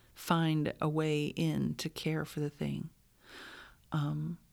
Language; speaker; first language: English; native; English